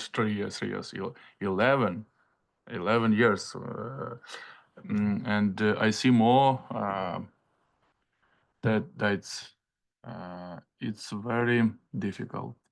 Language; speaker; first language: English; non-native, learner; Ukrainian